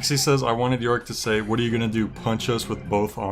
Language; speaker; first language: English; native; English